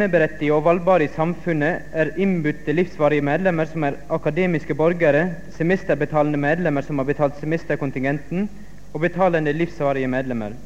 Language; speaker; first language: Norwegian; native; Norwegian